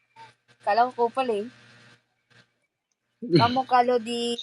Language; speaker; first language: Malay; non-native, learner; Filipino